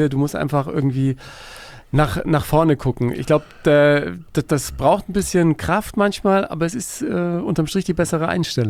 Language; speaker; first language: German; native; German